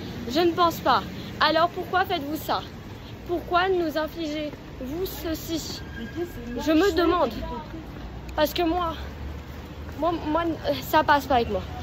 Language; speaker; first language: French; native; French